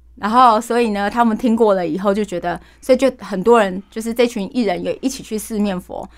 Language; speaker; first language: Chinese; native; Chinese